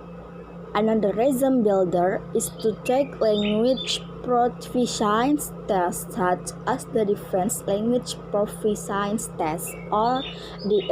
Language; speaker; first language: English; non-native, learner; Indonesian